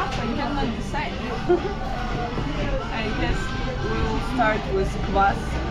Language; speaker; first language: English; non-native, fluent; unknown